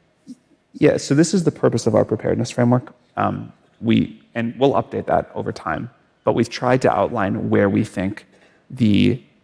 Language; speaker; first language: English; native; English